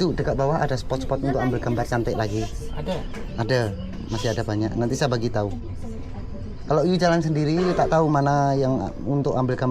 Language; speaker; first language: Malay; non-native, local second language; Indonesian